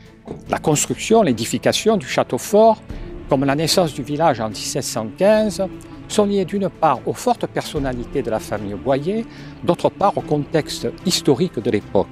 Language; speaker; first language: French; native; French